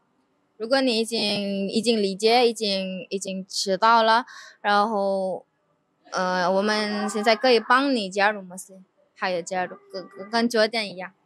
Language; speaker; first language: Chinese; non-native, fluent; Indonesian